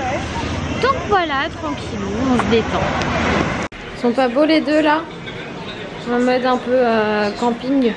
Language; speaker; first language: French; native; French